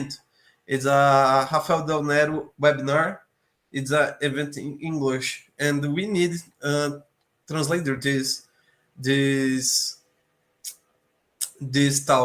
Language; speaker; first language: English; non-native, learner; Portuguese